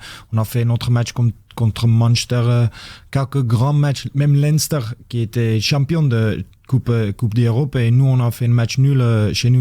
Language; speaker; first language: French; non-native, fluent; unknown